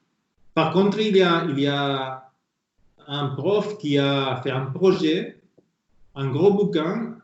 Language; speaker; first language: French; non-native, fluent; Spanish